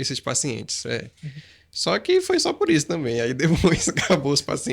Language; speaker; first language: Portuguese; native; Portuguese